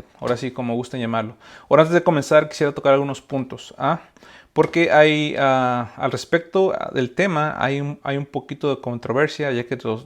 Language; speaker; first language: Spanish; native; Spanish